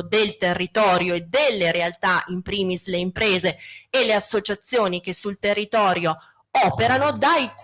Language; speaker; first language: Italian; native; Italian